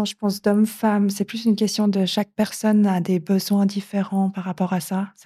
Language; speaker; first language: French; native; French